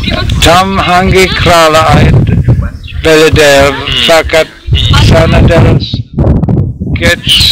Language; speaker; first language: Turkish; non-native, learner; English